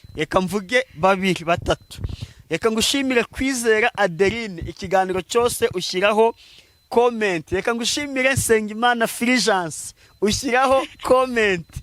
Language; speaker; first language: Kinyarwanda; native; Kinyarwanda